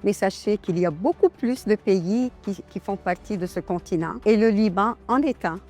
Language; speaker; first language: French; non-native, local second language; Arabic